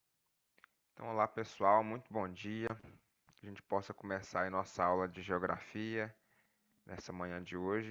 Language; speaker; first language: Portuguese; native; Portuguese